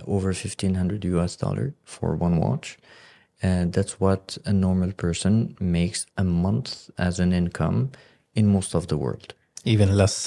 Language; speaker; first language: English; non-native, fluent; Arabic